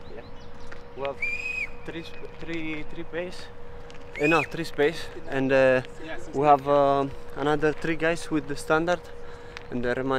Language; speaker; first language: English; non-native, learner; Italian